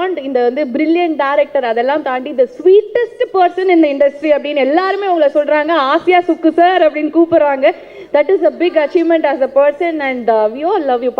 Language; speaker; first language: Tamil; native; Tamil